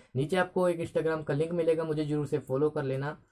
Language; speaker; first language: Hindi; native; Hindi